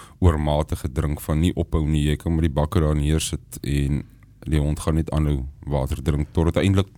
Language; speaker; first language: Afrikaans; native; Afrikaans